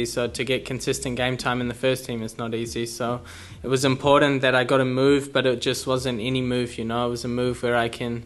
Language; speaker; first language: English; native; English